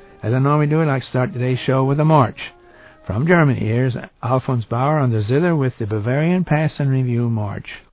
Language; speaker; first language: English; native; English